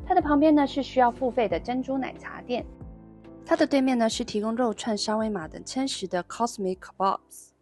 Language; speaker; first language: Chinese; native; Chinese